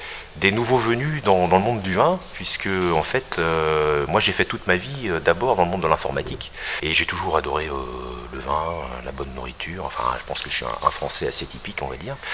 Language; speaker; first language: French; native; French